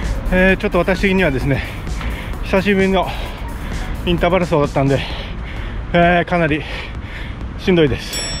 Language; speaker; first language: Japanese; native; Japanese